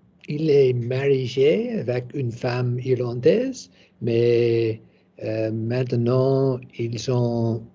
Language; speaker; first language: French; non-native, learner; English